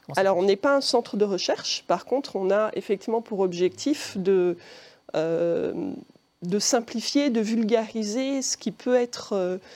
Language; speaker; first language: French; native; French